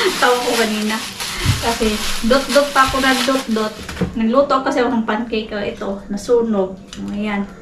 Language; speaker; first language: Filipino; non-native, local second language; Cebuano